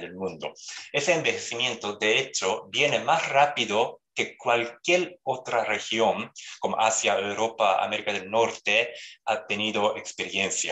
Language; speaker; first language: Spanish; non-native, fluent; Japanese